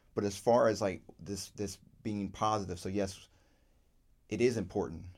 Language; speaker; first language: English; native; English